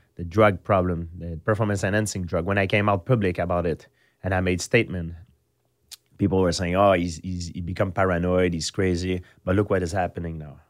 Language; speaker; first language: English; non-native, fluent; French